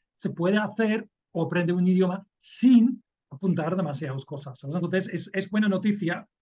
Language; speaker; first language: Spanish; non-native, fluent; English